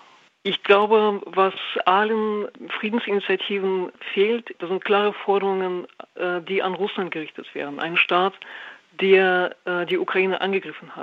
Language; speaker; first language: German; non-native, fluent; Russian